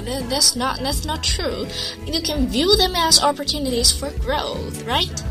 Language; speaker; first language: English; non-native, fluent; Chinese